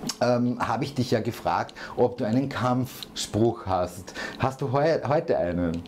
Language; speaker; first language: German; native; German